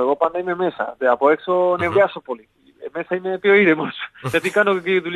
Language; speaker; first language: Greek; non-native, learner; Spanish